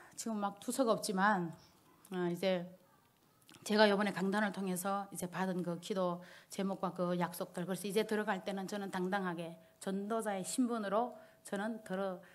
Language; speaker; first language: Korean; early bilingual, heritage; Korean